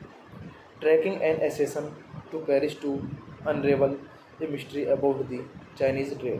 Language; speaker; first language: English; non-native, learner; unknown